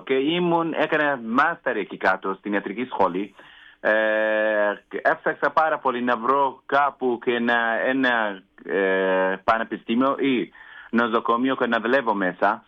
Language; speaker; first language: Greek; non-native, learner; Kurdish